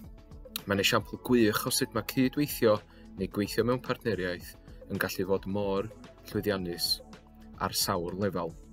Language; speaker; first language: Welsh; native; Welsh